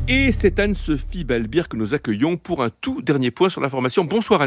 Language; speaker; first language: French; native; French